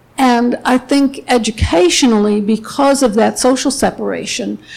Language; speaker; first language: English; native; English